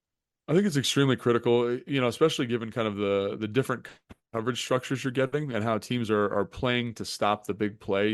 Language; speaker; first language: English; native; English